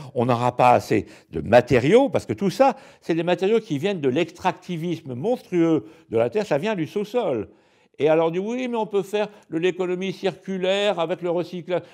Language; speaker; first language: French; native; French